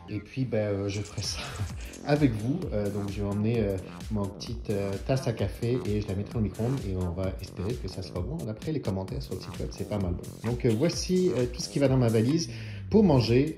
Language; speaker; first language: French; native; French